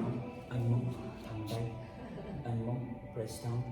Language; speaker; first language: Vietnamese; non-native, learner; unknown